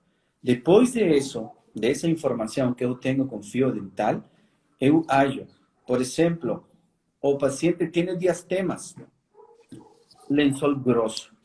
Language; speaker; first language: Portuguese; non-native, fluent; Spanish